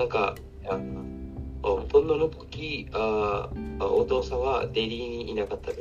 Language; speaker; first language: Japanese; non-native, learner; Hindi